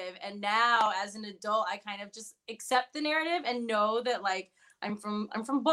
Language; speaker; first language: English; early bilingual, other home language; Spanish